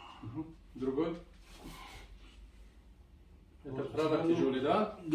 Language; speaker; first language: Russian; non-native, learner; Tajik